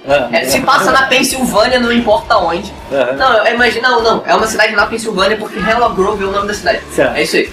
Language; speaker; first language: Portuguese; native; Portuguese